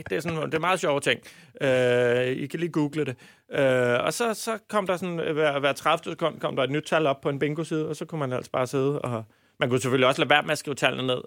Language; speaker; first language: Danish; native; Danish